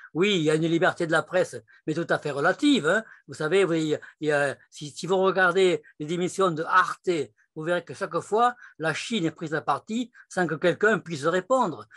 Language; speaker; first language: French; native; French